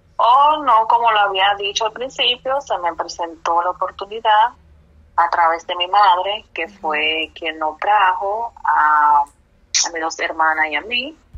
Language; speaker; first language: Spanish; native; Spanish